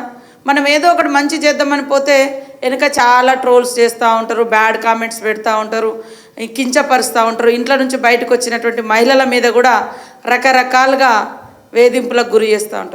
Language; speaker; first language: Telugu; native; Telugu